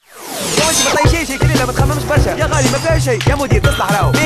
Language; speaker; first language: Arabic; native; Arabic